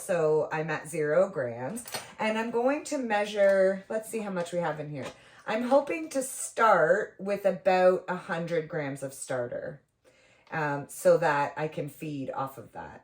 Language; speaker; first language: English; native; English